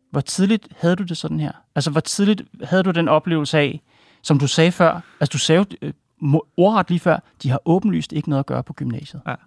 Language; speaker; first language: Danish; native; Danish